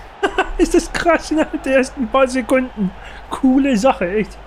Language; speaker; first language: German; native; German